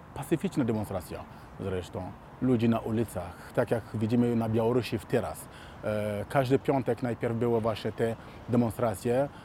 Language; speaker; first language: Polish; non-native, fluent; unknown